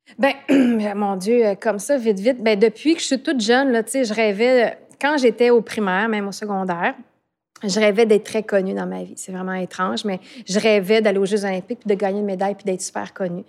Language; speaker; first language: French; native; French